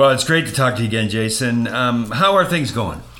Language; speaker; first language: English; native; English